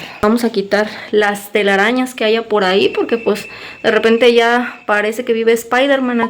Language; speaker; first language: Spanish; native; Spanish